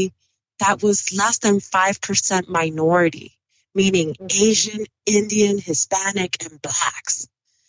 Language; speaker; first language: English; early bilingual, other home language; Spanish